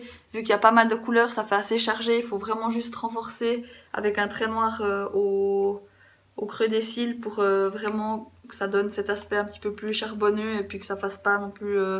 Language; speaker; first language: French; native; French